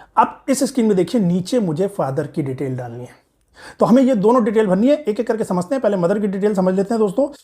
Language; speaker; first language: Hindi; native; Hindi